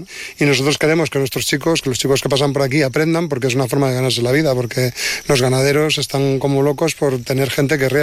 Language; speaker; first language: Spanish; native; Spanish